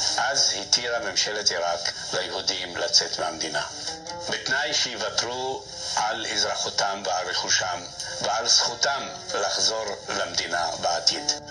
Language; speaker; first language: Hebrew; early bilingual, other home language; Arabic